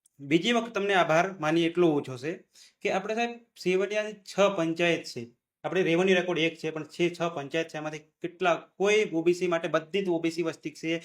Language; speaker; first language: Gujarati; native; Gujarati